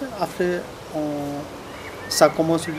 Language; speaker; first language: French; non-native, learner; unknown